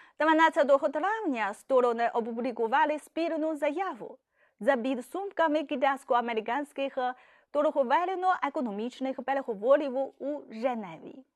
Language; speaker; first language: Ukrainian; non-native, fluent; Chinese